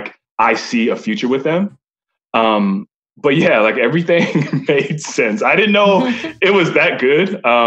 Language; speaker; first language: English; native; English